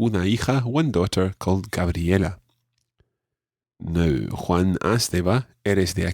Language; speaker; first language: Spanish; non-native, fluent; English